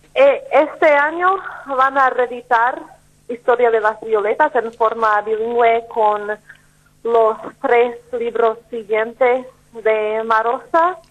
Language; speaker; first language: Spanish; non-native, fluent; English